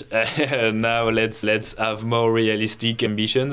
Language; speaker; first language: English; non-native, fluent; French